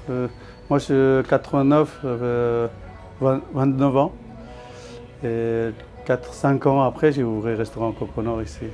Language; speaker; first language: French; non-native, learner; Tibetan